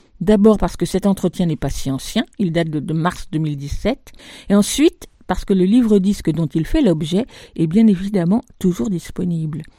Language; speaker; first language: French; native; French